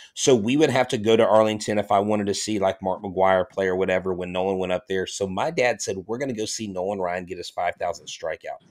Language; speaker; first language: English; native; English